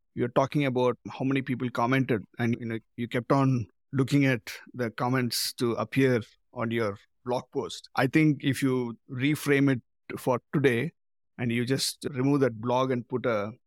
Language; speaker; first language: English; non-native, local second language; Tamil